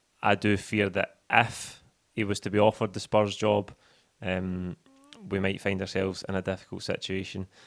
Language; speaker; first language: English; native; English